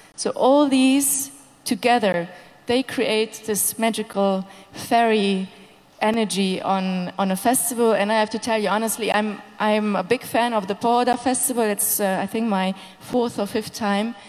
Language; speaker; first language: English; non-native, fluent; Hungarian